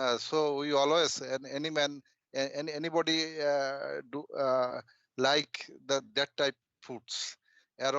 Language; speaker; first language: English; non-native, learner; Bangla